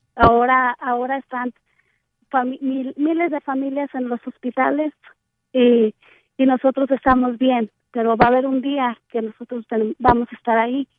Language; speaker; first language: Spanish; native; Spanish